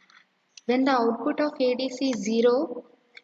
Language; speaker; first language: English; non-native, local second language; Telugu